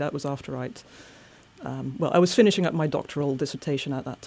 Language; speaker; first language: English; non-native, fluent; Dutch